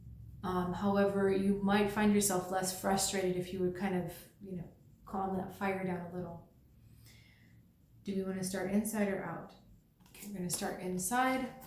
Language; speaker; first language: English; native; English